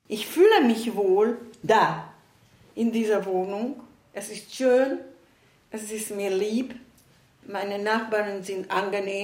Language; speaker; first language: German; non-native, fluent; Hungarian